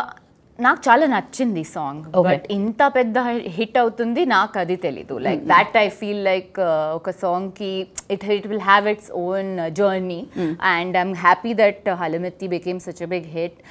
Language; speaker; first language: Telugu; non-native, learner; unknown